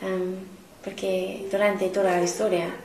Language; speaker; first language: Spanish; non-native, learner; English